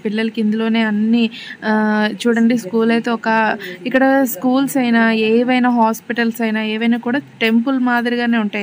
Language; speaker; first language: Telugu; native; Telugu